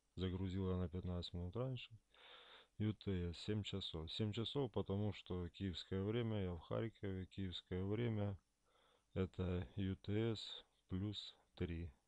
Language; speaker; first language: Russian; native; Russian